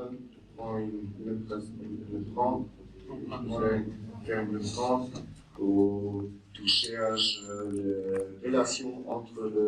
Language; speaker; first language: French; non-native, learner; German